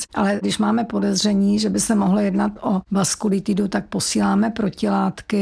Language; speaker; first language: Czech; native; Czech